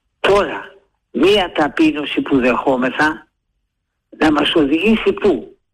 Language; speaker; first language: Greek; native; Greek